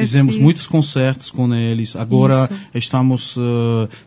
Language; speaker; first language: Portuguese; non-native, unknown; Georgian